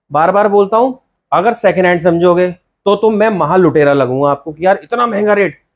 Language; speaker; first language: Hindi; native; Hindi